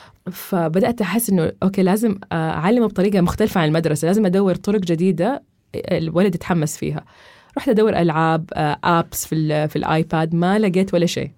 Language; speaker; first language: Arabic; native; Arabic